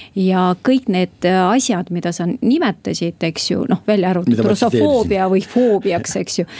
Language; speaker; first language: Estonian; non-native, local second language; Russian